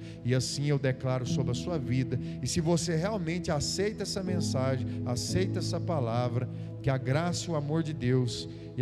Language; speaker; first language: Portuguese; native; Portuguese